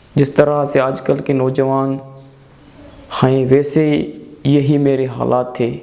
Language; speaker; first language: Urdu; non-native, local second language; Sindhi